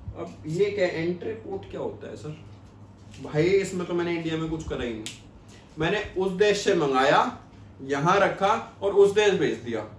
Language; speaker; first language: Hindi; native; Hindi